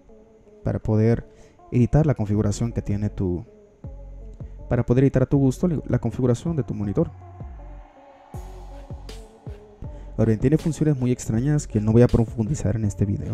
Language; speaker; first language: Spanish; native; Spanish